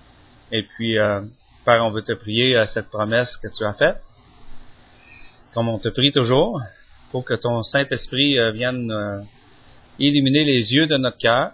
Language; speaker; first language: French; native; French